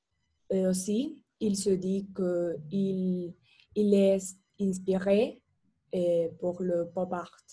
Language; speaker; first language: French; non-native, learner; Spanish